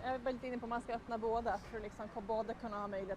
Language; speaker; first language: Swedish; native; Swedish